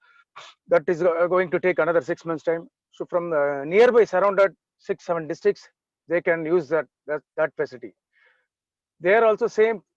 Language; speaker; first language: English; non-native, local second language; Tamil